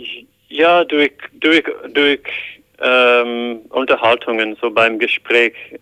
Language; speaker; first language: German; non-native, fluent; English